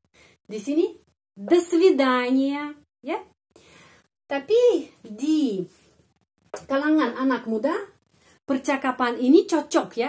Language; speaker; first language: Indonesian; non-native, fluent; Russian